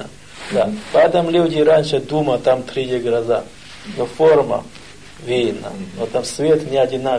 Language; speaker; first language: Russian; non-native, learner; Chinese